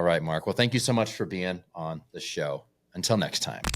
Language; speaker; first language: English; native; English